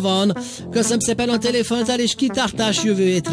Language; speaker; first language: Hungarian; native; Hungarian